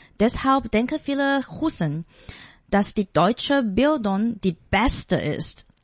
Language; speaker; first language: German; non-native, fluent; Chinese